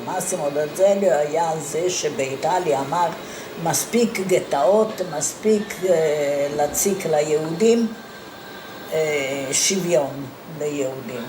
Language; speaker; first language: Hebrew; non-native, fluent; Italian